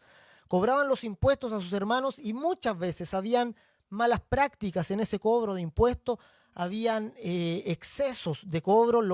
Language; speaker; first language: Spanish; native; Spanish